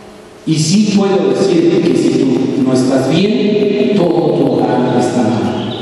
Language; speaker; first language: Spanish; native; Spanish